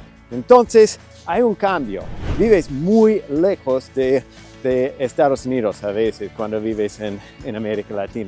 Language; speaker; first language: Spanish; non-native, fluent; English